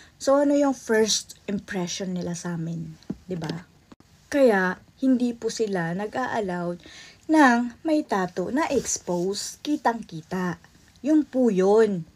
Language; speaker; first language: Filipino; native; Filipino